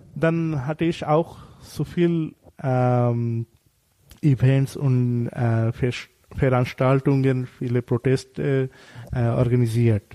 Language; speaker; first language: German; non-native, learner; Bangla